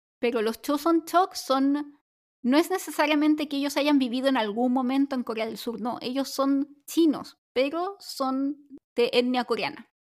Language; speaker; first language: Spanish; native; Spanish